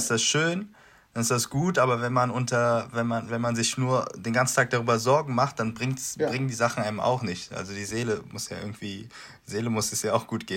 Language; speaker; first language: German; native; German